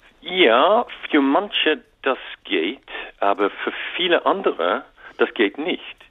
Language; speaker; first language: German; non-native, learner; English